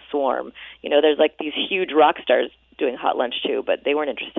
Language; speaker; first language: English; native; English